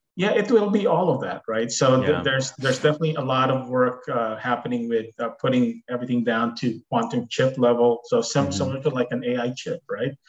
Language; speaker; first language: English; non-native, local second language; Filipino